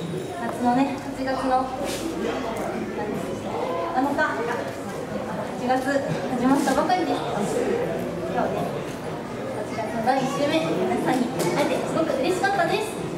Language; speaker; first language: Japanese; native; Japanese